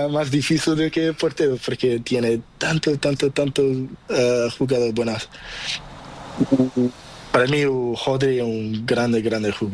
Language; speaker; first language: Spanish; non-native, learner; Portuguese